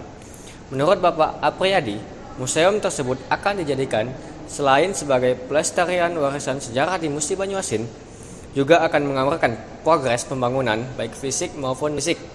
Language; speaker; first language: Indonesian; native; Indonesian